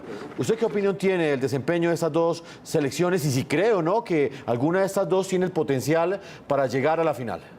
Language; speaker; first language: Spanish; native; Spanish